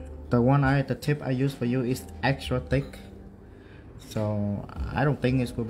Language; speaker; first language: English; non-native, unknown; Vietnamese